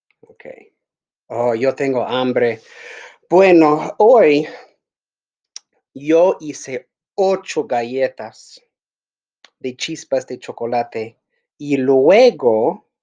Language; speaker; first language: Spanish; non-native, fluent; English